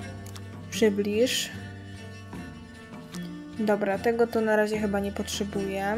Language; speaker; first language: Polish; native; Polish